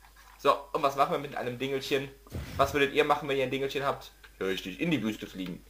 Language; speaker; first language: German; native; German